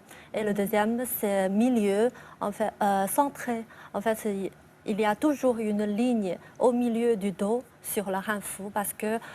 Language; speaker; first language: French; non-native, fluent; Chinese